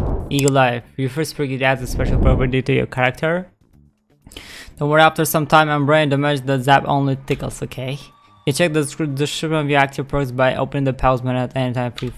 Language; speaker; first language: English; non-native, learner; Albanian